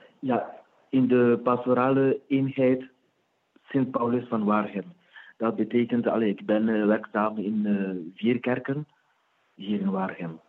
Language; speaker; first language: Dutch; non-native, fluent; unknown